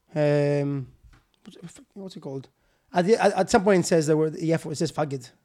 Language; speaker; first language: English; non-native, fluent; Greek